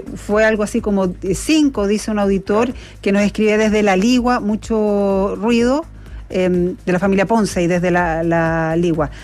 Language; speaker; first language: Spanish; native; Spanish